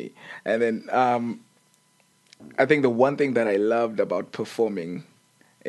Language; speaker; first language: English; non-native, local second language; Xhosa